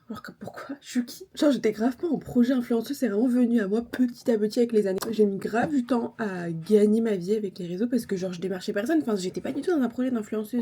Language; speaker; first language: French; native; French